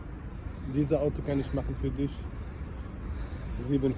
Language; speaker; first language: German; non-native, learner; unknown